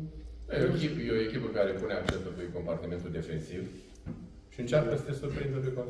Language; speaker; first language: Romanian; native; Romanian